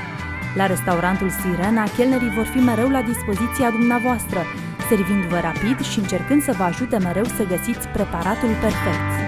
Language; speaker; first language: Romanian; native; Romanian